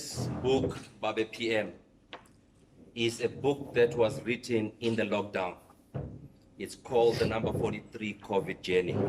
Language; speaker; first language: English; non-native, local second language; Zulu